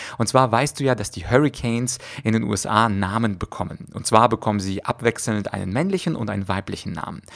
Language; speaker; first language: German; early bilingual, other home language; Russian